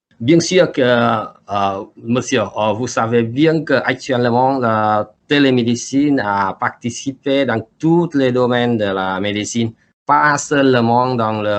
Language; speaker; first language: French; non-native, learner; Vietnamese